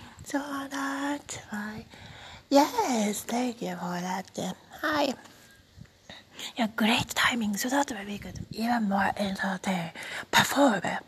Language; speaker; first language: English; non-native, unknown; Japanese